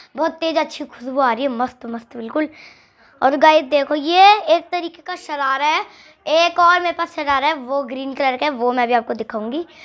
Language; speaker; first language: Hindi; native; Hindi